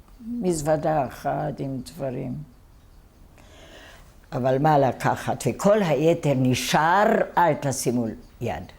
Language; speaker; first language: Hebrew; non-native, fluent; Hungarian